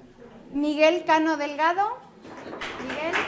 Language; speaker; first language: Spanish; native; Spanish